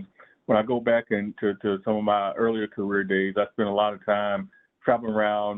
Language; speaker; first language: English; native; English